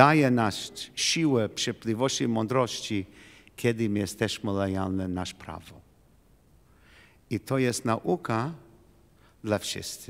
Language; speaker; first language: Polish; non-native, learner; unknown